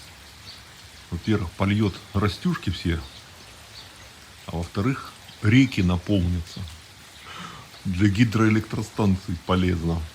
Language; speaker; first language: Russian; native; Russian